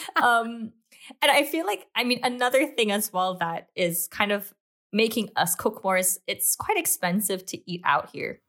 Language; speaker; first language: English; native; English